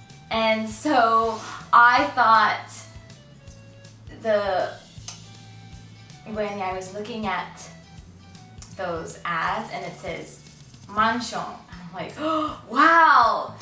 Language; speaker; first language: English; early bilingual, other home language; Japanese